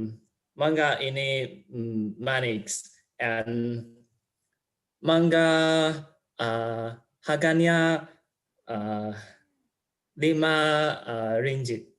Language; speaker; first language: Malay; non-native, learner; Chinese